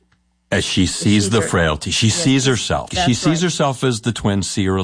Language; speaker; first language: English; native; English